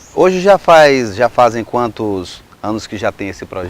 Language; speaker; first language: Portuguese; native; Portuguese